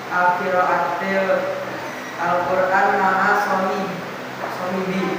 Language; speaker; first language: Arabic; non-native, learner; Indonesian